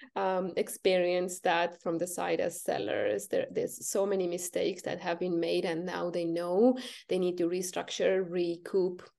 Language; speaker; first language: English; non-native, fluent; Estonian